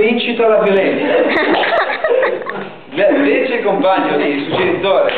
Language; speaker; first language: Italian; non-native, learner; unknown